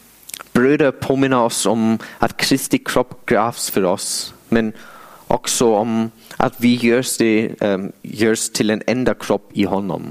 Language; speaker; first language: Swedish; non-native, fluent; English